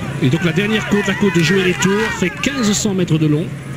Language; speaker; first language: French; native; French